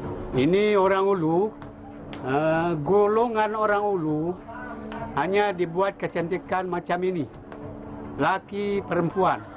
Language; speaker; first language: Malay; non-native, local second language; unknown